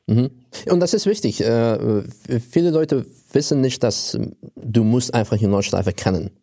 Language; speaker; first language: German; non-native, fluent; Russian